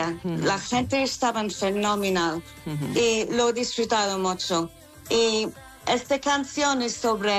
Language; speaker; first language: Spanish; non-native, learner; English